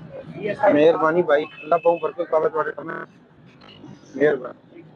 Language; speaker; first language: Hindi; non-native, local second language; Punjabi